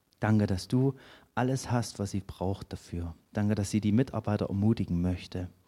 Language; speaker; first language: German; native; German